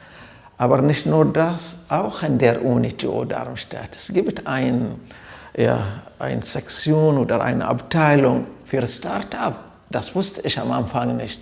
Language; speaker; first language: German; non-native, fluent; Arabic